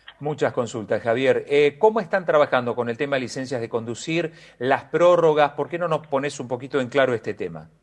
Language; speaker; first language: Spanish; native; Spanish